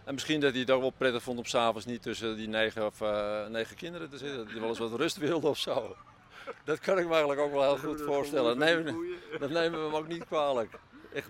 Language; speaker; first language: Dutch; native; Dutch